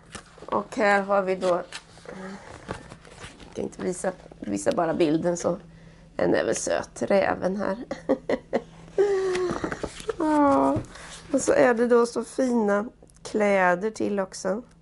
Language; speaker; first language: Swedish; native; Swedish